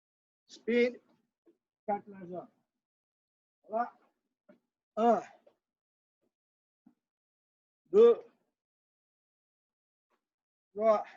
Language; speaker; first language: French; non-native, fluent; Portuguese